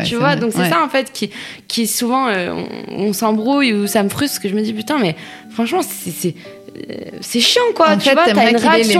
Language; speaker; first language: French; native; French